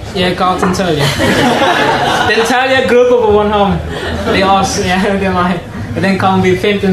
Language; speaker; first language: Danish; non-native, learner; Mon